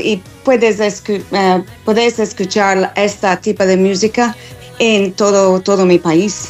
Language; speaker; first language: Spanish; non-native, learner; English